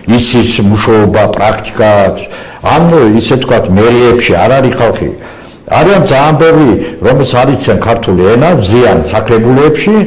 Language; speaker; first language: Georgian; non-native, local second language; Azerbaijani